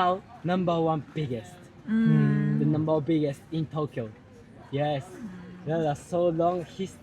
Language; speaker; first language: English; non-native, learner; Japanese